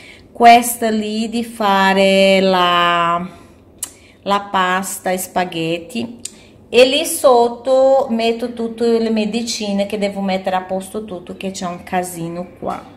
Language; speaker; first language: Italian; non-native, fluent; Portuguese